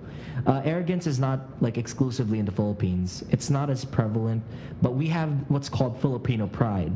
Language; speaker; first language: English; non-native, local second language; Filipino